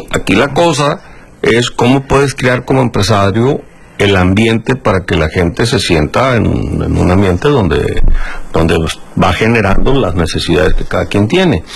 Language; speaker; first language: Spanish; native; Spanish